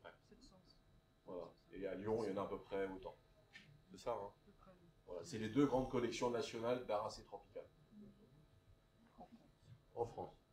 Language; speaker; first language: French; native; French